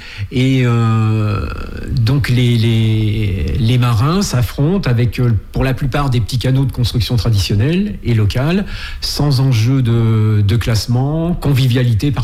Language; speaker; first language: French; native; French